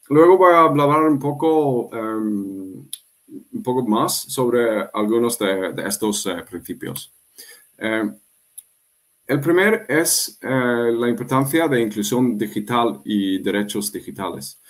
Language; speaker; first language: Spanish; non-native, fluent; Swedish